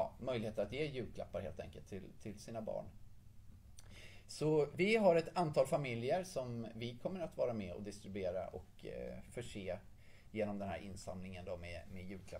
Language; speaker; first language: Swedish; native; Swedish